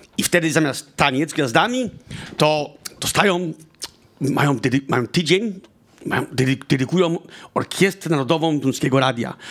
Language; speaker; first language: Polish; early bilingual, heritage; Polish